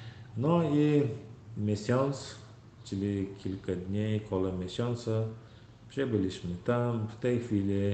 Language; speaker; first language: Polish; non-native, learner; Turkmen